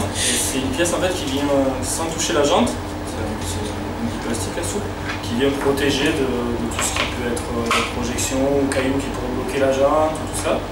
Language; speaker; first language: French; native; French